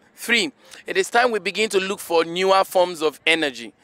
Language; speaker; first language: English; non-native, local second language; Igbo